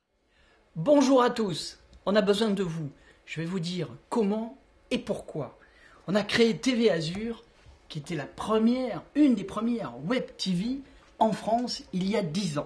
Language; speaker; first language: French; native; French